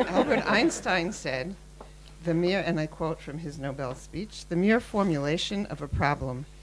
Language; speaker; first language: English; native; English